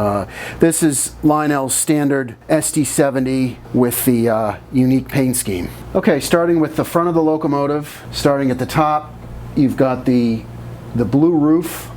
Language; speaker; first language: English; native; English